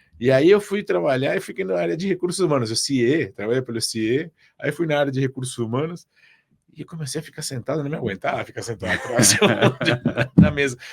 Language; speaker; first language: Portuguese; early bilingual, other home language; Spanish